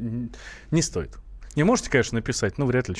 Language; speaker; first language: Russian; native; Russian